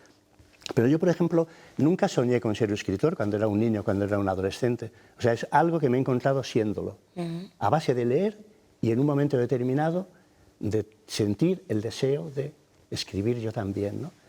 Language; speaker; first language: Spanish; native; Spanish